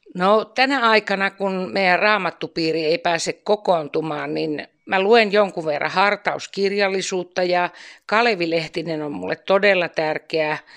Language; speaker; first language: Finnish; native; Finnish